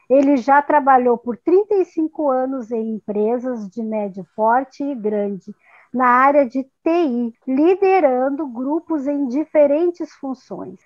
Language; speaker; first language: Portuguese; native; Portuguese